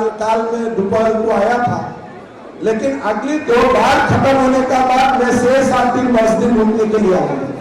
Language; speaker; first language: Hindi; non-native, local second language; Assamese